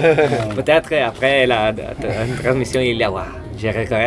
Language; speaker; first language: French; non-native, learner; Italian